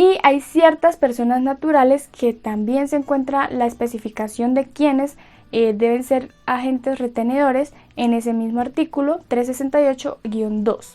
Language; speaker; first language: Spanish; native; Spanish